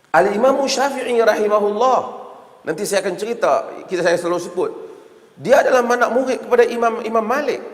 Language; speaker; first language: Malay; native; Malay